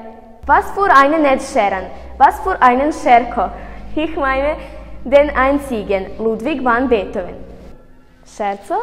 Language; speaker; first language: German; non-native, learner; Serbian